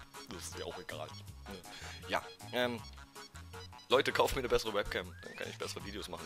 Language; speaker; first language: German; native; German